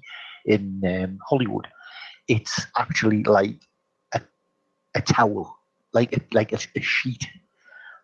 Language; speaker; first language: English; native; English